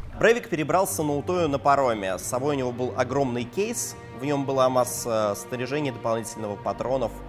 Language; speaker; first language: Russian; native; Russian